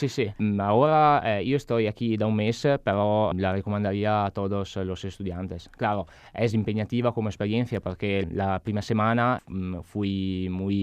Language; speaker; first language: Spanish; non-native, learner; Italian